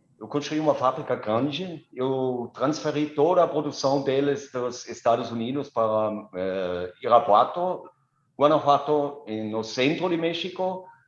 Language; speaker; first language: Portuguese; non-native, fluent; German